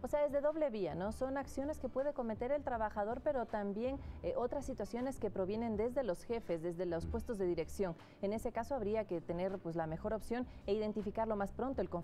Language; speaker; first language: Spanish; native; Spanish